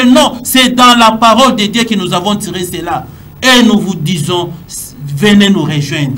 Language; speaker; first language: French; non-native, local second language; Lingala